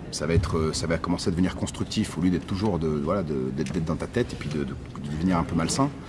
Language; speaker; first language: French; early bilingual, other home language; Arabic